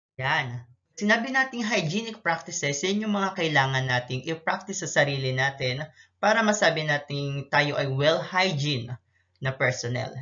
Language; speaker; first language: Filipino; native; Filipino